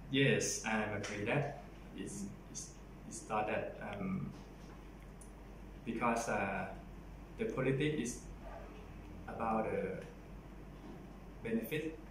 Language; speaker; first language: English; non-native, learner; Thai